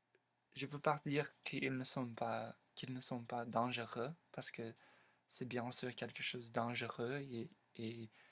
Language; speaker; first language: French; non-native, learner; English